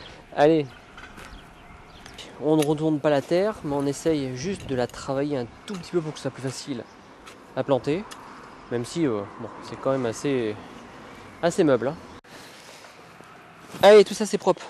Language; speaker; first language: French; native; French